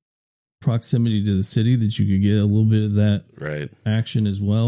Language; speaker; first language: English; native; English